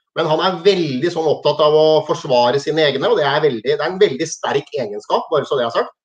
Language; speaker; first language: Norwegian; native; Norwegian